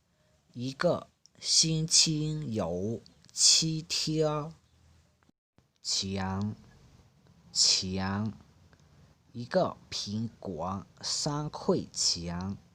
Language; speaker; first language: Chinese; non-native, fluent; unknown